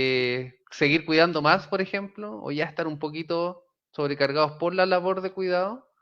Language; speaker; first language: Spanish; native; Spanish